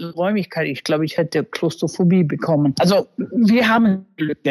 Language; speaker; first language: German; early bilingual, other home language; Spanish